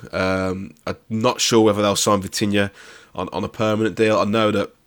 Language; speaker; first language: English; native; English